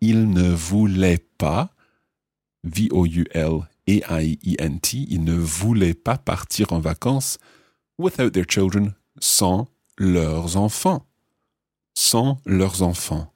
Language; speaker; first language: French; non-native, fluent; English